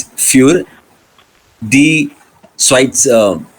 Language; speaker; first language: German; non-native, learner; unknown